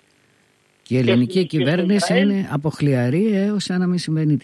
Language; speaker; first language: Greek; native; Greek